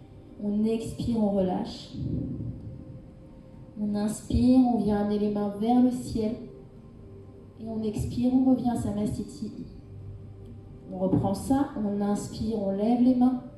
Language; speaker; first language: French; native; French